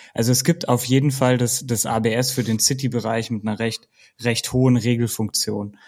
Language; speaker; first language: German; native; German